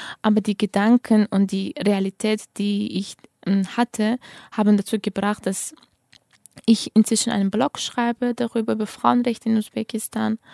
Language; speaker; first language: German; non-native, fluent; Tajik